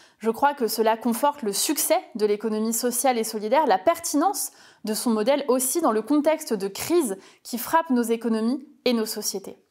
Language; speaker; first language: French; native; French